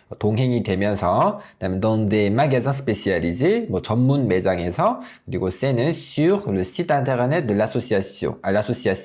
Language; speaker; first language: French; non-native, fluent; Korean